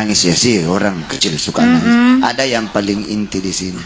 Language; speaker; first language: Indonesian; native; Indonesian